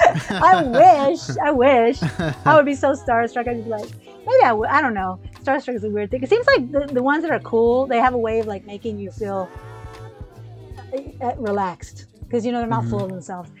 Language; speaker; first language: English; early bilingual, other home language; Spanish